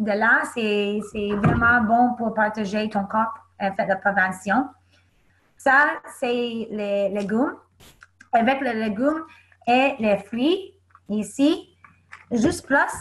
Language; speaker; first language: French; non-native, learner; English